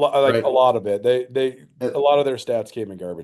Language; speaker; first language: English; native; English